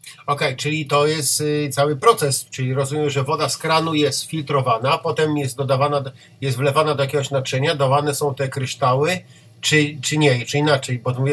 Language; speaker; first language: Polish; native; Polish